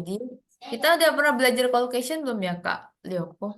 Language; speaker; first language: Indonesian; native; Indonesian